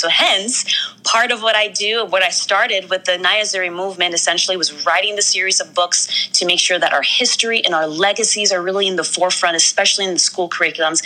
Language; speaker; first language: English; native; English